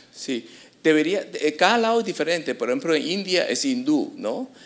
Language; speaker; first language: Spanish; early bilingual, other home language; Chinese